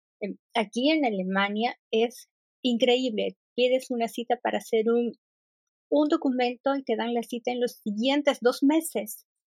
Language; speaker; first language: Spanish; native; Spanish